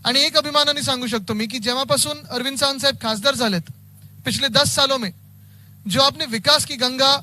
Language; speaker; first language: Hindi; non-native, local second language; Marathi